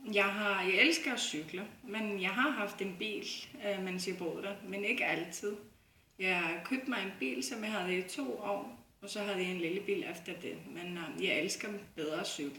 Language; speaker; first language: Danish; non-native, fluent; Icelandic